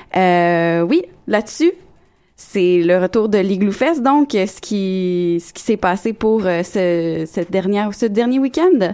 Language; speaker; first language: French; native; French